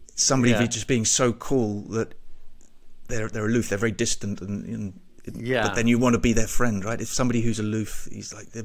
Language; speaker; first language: English; native; English